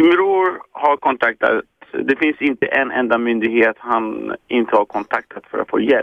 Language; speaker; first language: Swedish; early bilingual, other home language; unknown